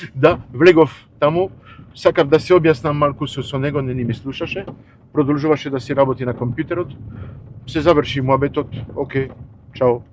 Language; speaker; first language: Macedonian; early bilingual, heritage; Macedonian